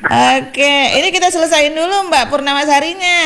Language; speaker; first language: Indonesian; native; Indonesian